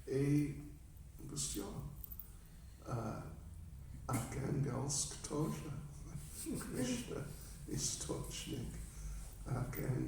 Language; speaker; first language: Russian; non-native, learner; English